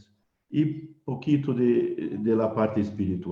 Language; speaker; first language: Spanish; non-native, fluent; Portuguese